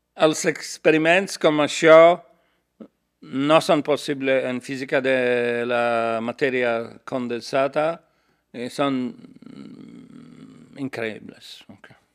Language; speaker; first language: Catalan; non-native, learner; Polish